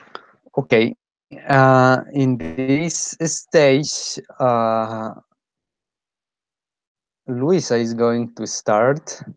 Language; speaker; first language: English; non-native, fluent; Spanish